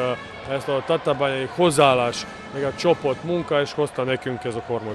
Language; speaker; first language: Hungarian; non-native, learner; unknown